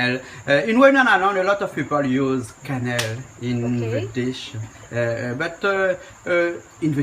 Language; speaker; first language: English; non-native, learner; Réunion Creole French